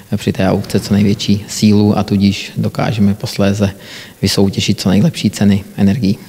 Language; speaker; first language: Czech; native; Czech